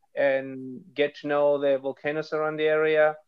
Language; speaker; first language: English; non-native, fluent; Spanish